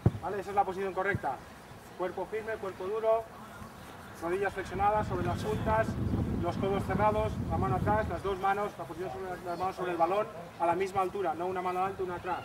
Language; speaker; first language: Spanish; native; Spanish